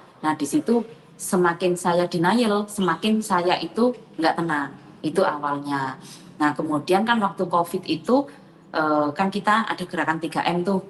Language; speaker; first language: Indonesian; native; Indonesian